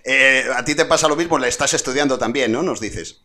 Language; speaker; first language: Spanish; native; Spanish